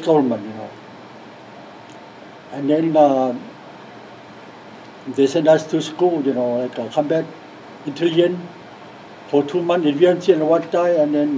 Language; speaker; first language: English; non-native, learner; Lao